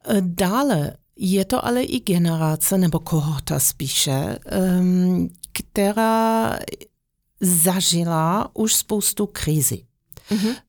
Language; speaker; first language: Czech; non-native, fluent; German